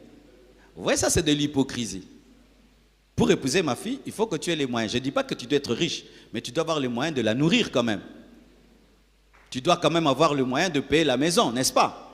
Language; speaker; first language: French; non-native, local second language; Lingala